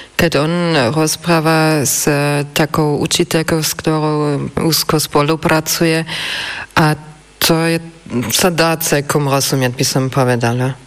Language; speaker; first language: Slovak; non-native, fluent; German